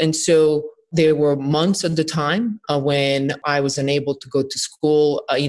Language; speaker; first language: English; non-native, fluent; Bosnian